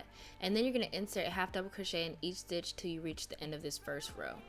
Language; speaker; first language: English; native; English